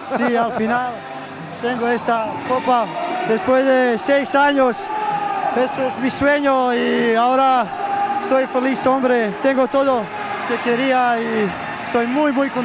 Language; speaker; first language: Spanish; non-native, fluent; Croatian